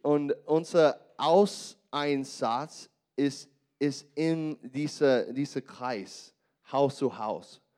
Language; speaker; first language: German; non-native, learner; English